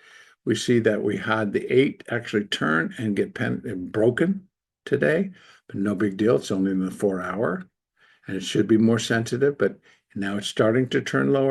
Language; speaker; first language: English; native; English